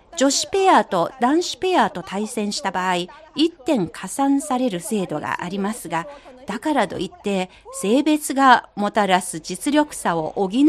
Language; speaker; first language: Japanese; non-native, fluent; Chinese